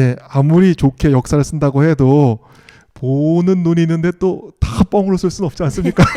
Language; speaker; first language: Korean; native; Korean